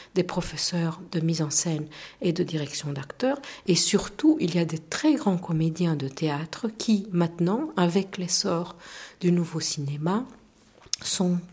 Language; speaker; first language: French; non-native, fluent; Romanian